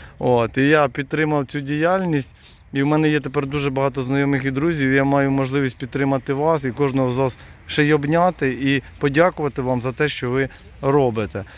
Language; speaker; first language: Ukrainian; non-native, local second language; Russian